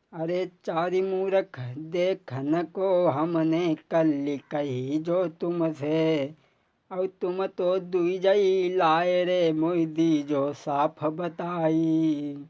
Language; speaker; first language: Hindi; native; Hindi